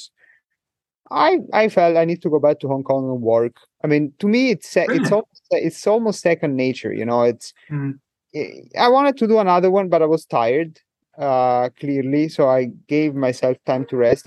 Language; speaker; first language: English; non-native, fluent; Italian